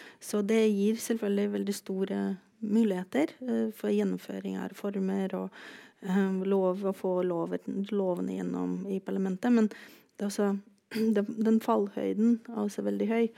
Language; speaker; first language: Norwegian; non-native, fluent; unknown